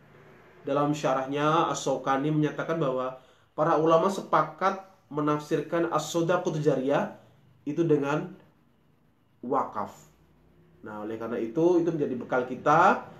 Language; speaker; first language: Indonesian; native; Indonesian